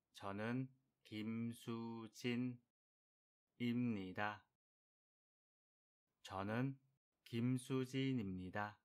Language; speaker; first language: Korean; non-native, fluent; Vietnamese